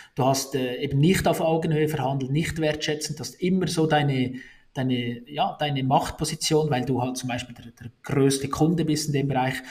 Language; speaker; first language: German; native; German